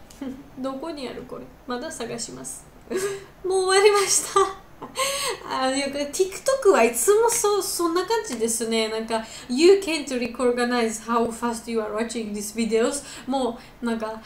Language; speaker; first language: Japanese; non-native, learner; Georgian